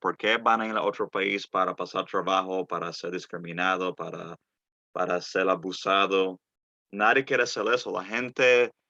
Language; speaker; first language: Spanish; early bilingual, heritage; Spanish